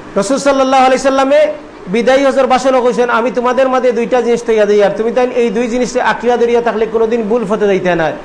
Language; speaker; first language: Bangla; native; Bangla